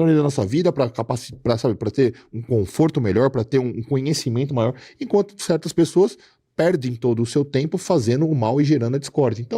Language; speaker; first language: Portuguese; native; Portuguese